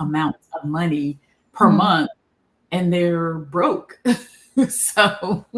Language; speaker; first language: English; native; English